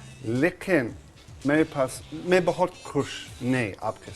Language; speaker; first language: Hindi; non-native, learner; English